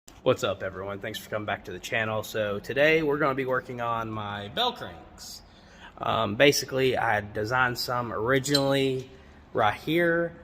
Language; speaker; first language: English; native; English